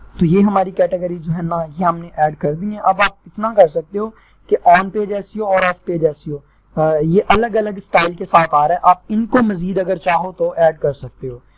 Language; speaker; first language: Urdu; non-native, local second language; Punjabi